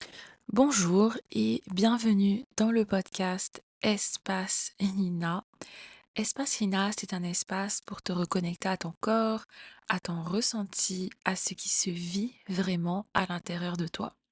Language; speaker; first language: French; native; French